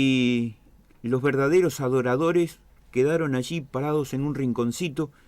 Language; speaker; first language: Spanish; native; Spanish